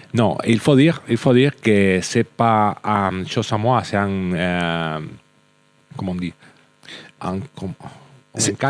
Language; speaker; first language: French; non-native, learner; Spanish